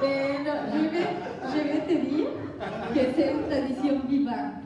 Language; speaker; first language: French; non-native, learner; Spanish